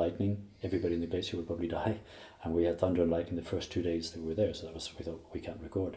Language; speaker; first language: English; native; English